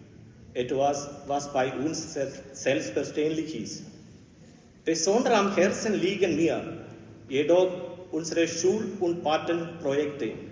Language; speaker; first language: German; non-native, fluent; Malayalam